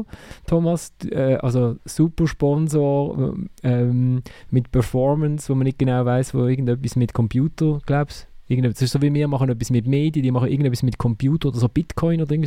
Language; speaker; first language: German; native; German